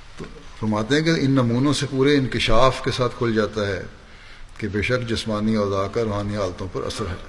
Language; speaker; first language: Urdu; native; Urdu